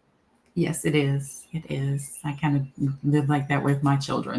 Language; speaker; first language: English; native; English